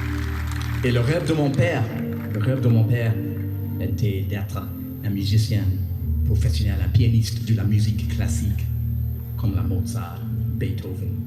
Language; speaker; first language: French; non-native, learner; English